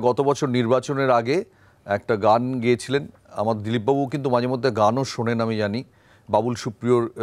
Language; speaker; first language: Bangla; native; Bangla